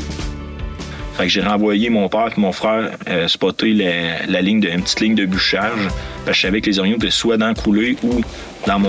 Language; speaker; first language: French; native; French